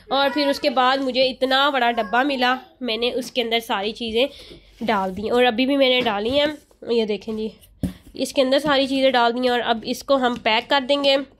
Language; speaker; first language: Urdu; native; Urdu